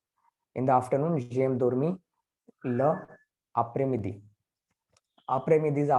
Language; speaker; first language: French; non-native, learner; Hindi